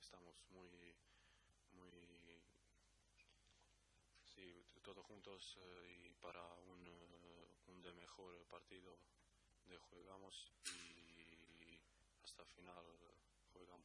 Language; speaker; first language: Spanish; non-native, learner; Croatian